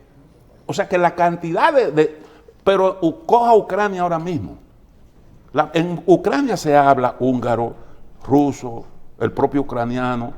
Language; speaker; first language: Spanish; native; Spanish